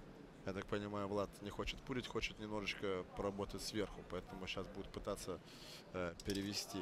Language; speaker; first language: Russian; native; Russian